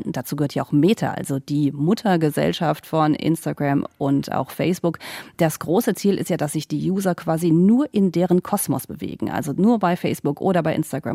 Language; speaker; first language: German; native; German